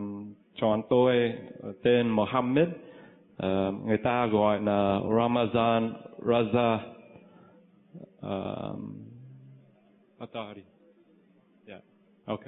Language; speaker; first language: Vietnamese; early bilingual, heritage; Vietnamese